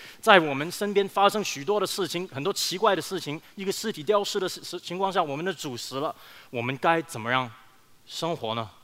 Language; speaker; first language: Chinese; early bilingual, heritage; Chinese